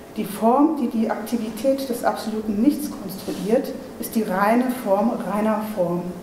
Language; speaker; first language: German; native; German